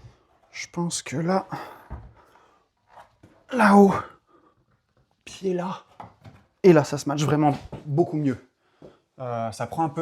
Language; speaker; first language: French; native; French